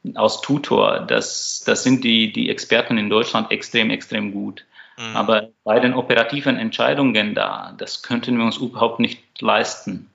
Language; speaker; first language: German; non-native, fluent; Slovak